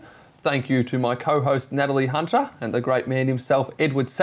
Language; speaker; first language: English; native; English